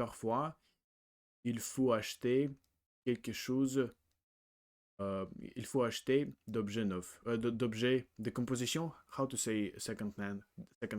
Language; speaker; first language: French; non-native, learner; Russian